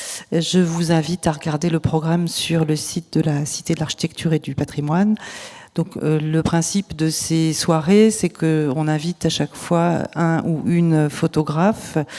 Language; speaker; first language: French; native; French